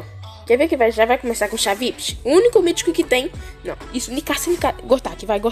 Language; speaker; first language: Portuguese; native; Portuguese